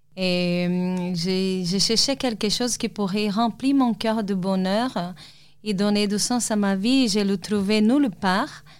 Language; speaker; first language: French; non-native, fluent; Portuguese